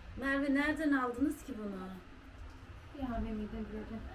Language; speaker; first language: Turkish; non-native, fluent; Russian